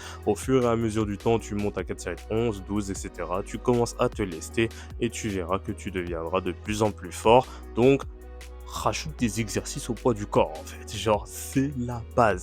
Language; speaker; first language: French; native; French